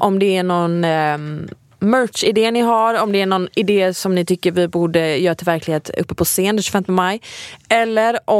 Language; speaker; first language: Swedish; native; Swedish